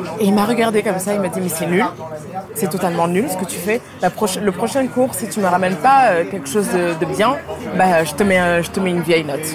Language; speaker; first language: French; early bilingual, other home language; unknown